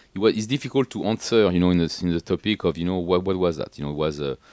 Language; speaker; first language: English; non-native, fluent; French